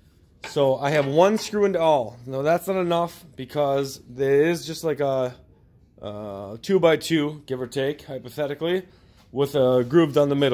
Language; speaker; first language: English; native; English